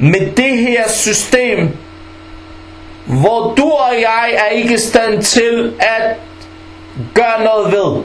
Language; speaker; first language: Danish; non-native, fluent; Arabic